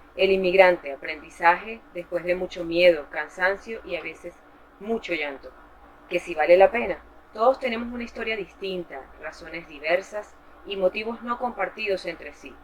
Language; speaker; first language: Spanish; native; Spanish